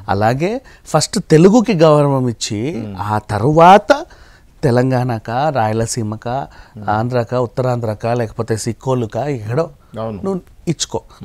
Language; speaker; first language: Telugu; native; Telugu